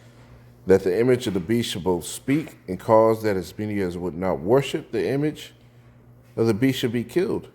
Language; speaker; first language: English; native; English